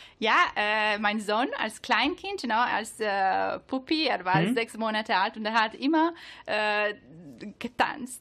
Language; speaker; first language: German; non-native, learner; Italian